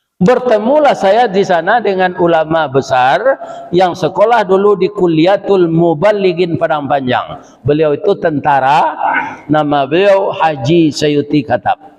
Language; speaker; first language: Malay; non-native, local second language; Minangkabau